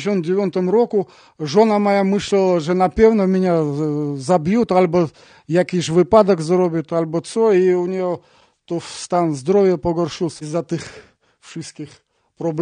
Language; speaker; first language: Polish; non-native, learner; Russian